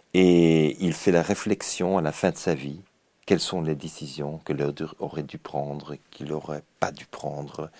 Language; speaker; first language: French; native; French